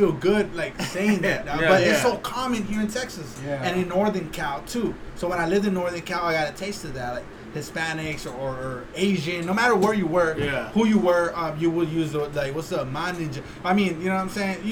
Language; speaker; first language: English; early bilingual, other home language; Spanish